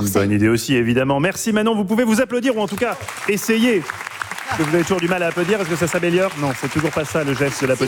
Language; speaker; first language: French; native; French